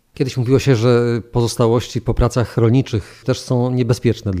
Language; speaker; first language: Polish; native; Polish